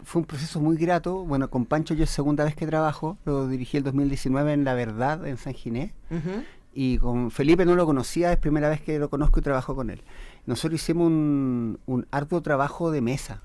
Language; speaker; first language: Spanish; native; Spanish